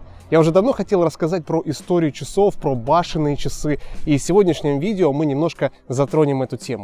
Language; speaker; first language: Russian; native; Russian